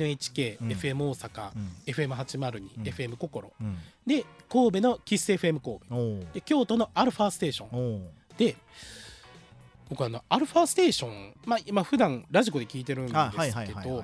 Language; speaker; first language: Japanese; native; Japanese